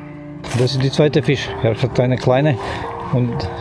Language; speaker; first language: German; non-native, learner; Croatian